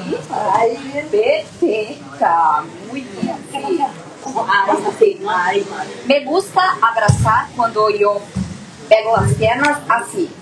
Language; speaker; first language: Spanish; non-native, learner; Portuguese